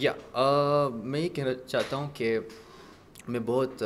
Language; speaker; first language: Hindi; non-native, fluent; Arabic